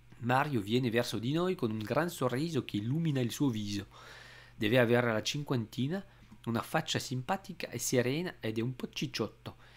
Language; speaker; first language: Italian; non-native, fluent; French